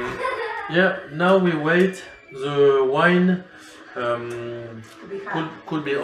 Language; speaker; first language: English; non-native, learner; French